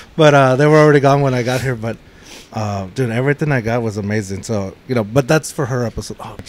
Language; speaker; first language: English; native; English